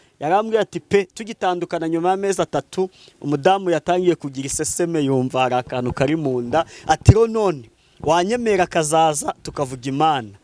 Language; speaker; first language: Kinyarwanda; native; Kinyarwanda